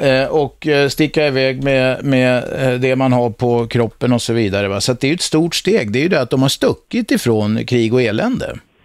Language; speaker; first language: Swedish; native; Swedish